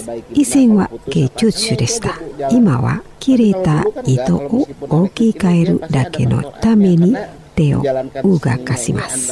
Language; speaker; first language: Japanese; non-native, fluent; Indonesian